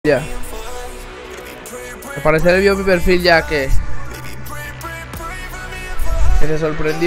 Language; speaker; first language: Spanish; native; Spanish